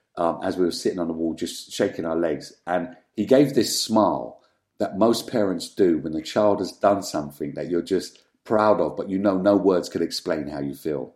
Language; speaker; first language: English; native; English